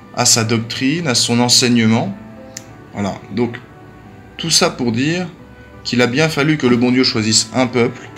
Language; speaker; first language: French; native; French